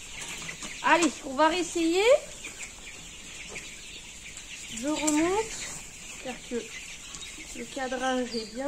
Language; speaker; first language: French; native; French